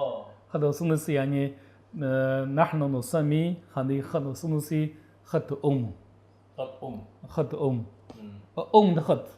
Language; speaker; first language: Arabic; non-native, learner; Chinese